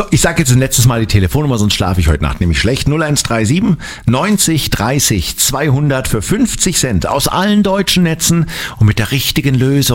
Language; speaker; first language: German; native; German